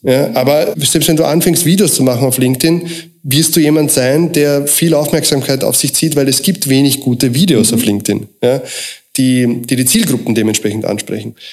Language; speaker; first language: German; early bilingual, other home language; Croatian